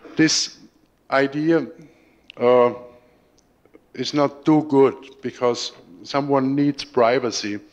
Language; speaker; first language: English; non-native, fluent; German